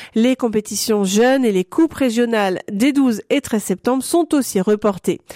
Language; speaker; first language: French; native; French